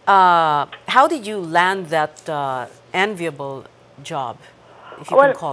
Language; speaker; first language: English; non-native, local second language; Filipino